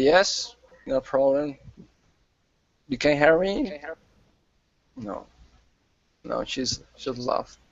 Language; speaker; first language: English; non-native, learner; Spanish